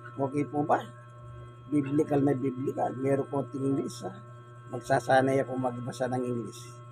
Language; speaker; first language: Filipino; non-native, local second language; Pampanga